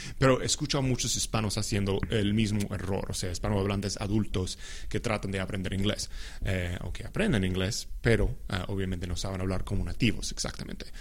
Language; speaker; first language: Spanish; non-native, fluent; English